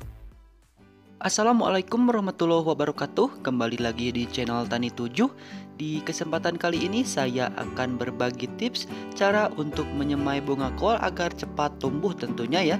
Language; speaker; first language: Indonesian; native; Indonesian